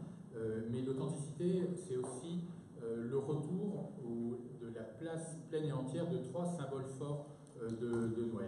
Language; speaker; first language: French; native; French